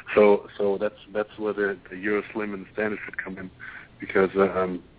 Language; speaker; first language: English; non-native, fluent; German